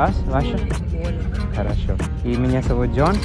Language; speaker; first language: Russian; non-native, learner; Malayalam